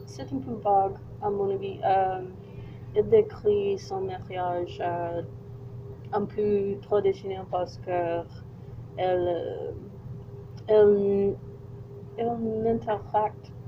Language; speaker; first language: French; non-native, learner; English